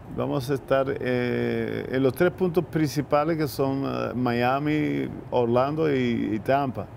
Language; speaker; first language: Spanish; native; Spanish